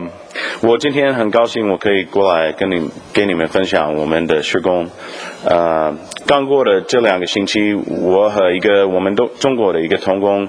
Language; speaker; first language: Chinese; non-native, fluent; English